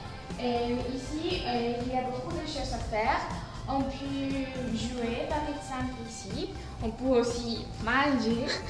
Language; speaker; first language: French; non-native, learner; Spanish